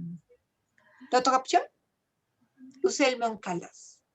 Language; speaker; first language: French; non-native, fluent; Spanish